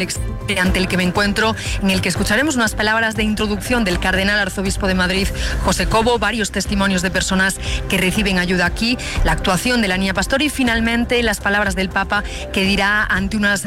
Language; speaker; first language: Spanish; native; Spanish